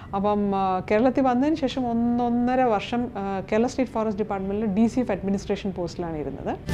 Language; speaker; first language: Malayalam; native; Malayalam